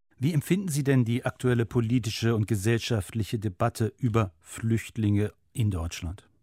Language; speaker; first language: German; native; German